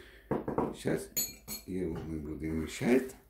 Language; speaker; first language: Russian; non-native, learner; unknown